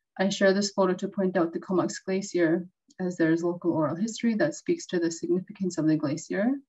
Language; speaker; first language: English; native; English